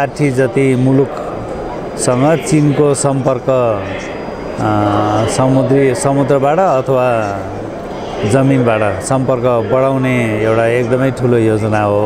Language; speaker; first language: Nepali; native; Nepali